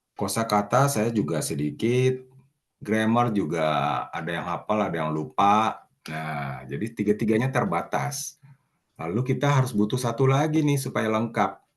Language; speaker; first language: Indonesian; native; Indonesian